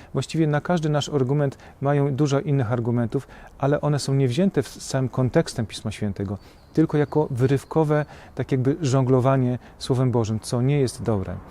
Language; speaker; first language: Polish; native; Polish